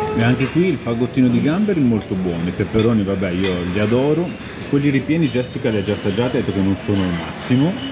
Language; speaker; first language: Italian; native; Italian